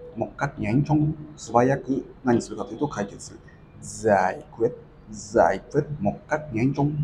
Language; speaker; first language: Vietnamese; non-native, learner; Japanese